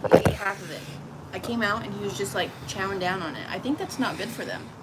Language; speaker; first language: English; native; English